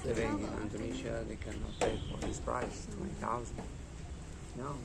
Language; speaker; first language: English; non-native, learner; Arabic